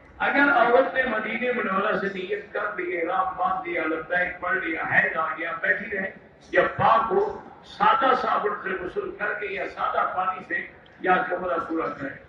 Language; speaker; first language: Urdu; native; Urdu